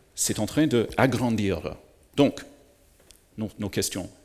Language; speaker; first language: French; native; French